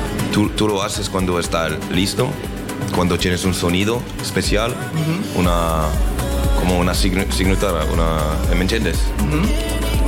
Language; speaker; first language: Spanish; non-native, learner; French